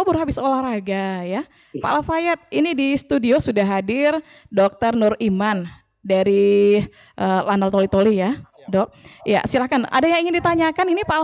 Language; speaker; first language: Indonesian; native; Indonesian